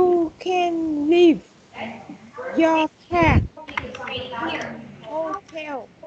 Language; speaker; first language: English; non-native, learner; Vietnamese